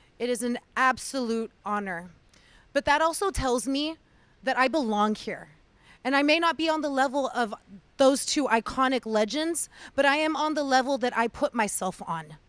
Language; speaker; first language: English; early bilingual, other home language; Spanish